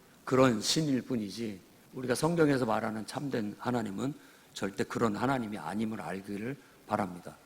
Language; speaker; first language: Korean; native; Korean